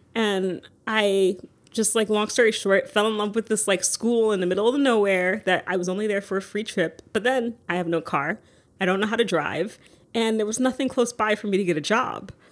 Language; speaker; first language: English; native; English